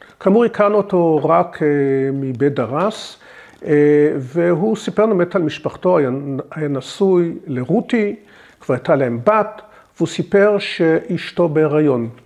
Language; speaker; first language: Hebrew; early bilingual, other home language; English